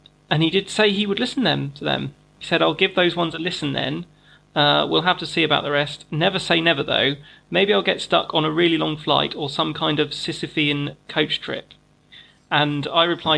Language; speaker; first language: English; native; English